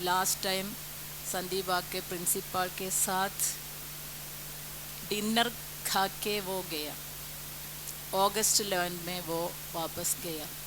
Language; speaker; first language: Hindi; non-native, local second language; Malayalam